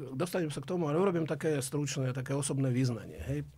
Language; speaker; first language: Slovak; non-native, fluent; Russian